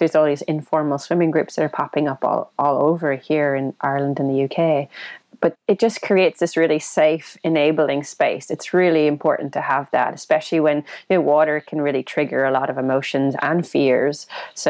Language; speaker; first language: English; native; English